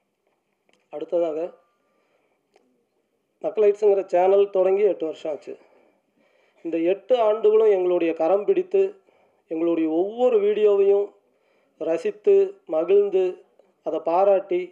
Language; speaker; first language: Tamil; native; Tamil